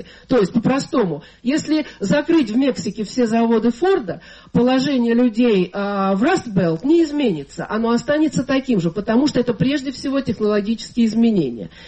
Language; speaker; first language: Russian; native; Russian